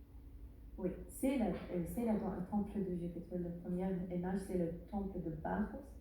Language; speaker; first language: French; non-native, learner; Arabic